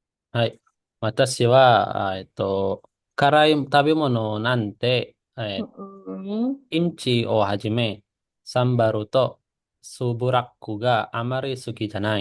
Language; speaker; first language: Japanese; non-native, learner; Indonesian